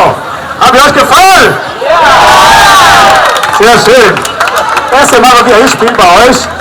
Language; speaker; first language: German; non-native, learner; Portuguese